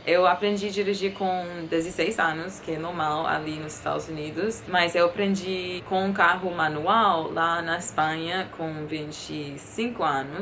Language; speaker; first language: Portuguese; non-native, fluent; English